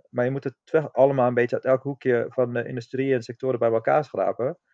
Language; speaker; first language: Dutch; non-native, fluent; German